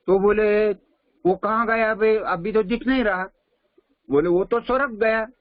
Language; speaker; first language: Hindi; non-native, local second language; Marathi